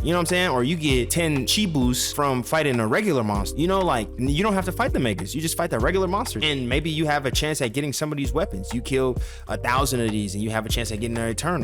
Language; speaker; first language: English; native; English